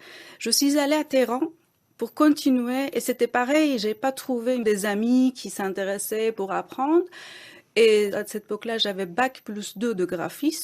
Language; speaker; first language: French; non-native, fluent; Persian